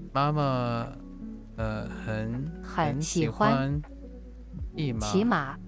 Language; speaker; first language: Chinese; non-native, learner; English